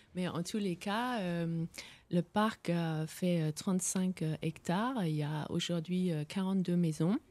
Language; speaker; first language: French; non-native, fluent; Danish